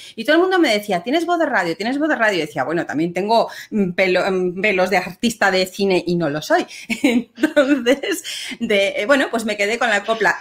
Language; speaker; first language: Spanish; native; Spanish